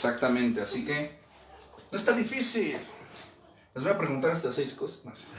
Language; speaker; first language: Spanish; native; Spanish